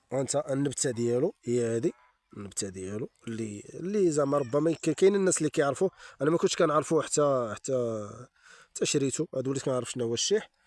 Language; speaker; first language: Arabic; native; Arabic